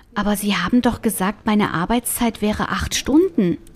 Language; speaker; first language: German; non-native, fluent; Bulgarian